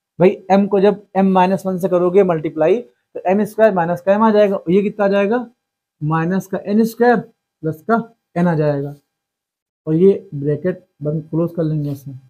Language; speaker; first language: Hindi; native; Hindi